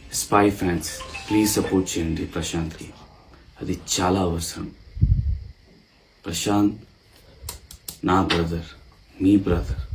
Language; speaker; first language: Telugu; non-native, learner; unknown